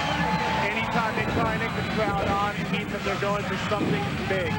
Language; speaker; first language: English; native; English